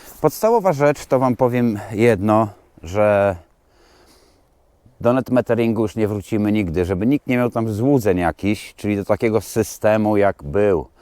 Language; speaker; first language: Polish; native; Polish